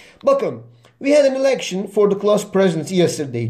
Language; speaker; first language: English; non-native, fluent; Turkish